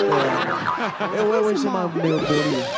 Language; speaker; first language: Chinese; non-native, learner; French